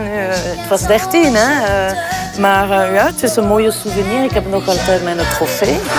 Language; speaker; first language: Dutch; non-native, local second language; French